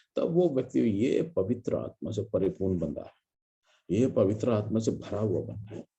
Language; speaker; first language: Hindi; non-native, local second language; Malayalam